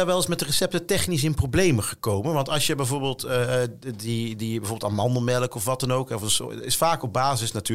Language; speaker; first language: Dutch; native; Dutch